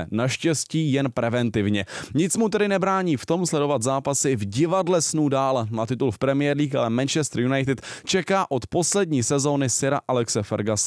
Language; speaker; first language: Czech; native; Czech